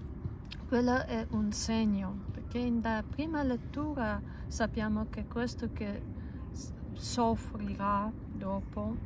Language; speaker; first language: Italian; non-native, learner; Polish